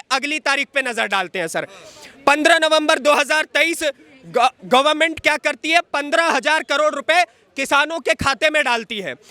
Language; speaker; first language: Hindi; native; Hindi